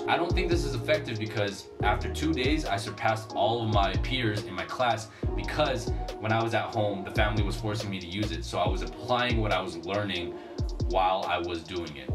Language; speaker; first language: English; native; English